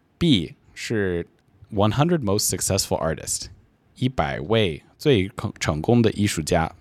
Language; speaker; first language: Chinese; non-native, fluent; English